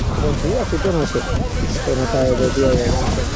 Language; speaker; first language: Spanish; native; Spanish